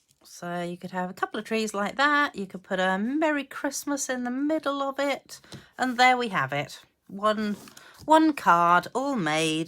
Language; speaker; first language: English; native; English